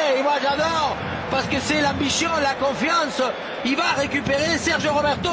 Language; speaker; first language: French; native; French